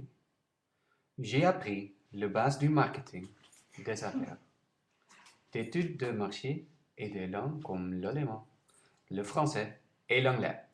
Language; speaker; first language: French; non-native, learner; Dutch